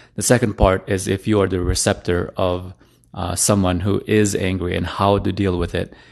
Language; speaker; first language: English; early bilingual, other home language; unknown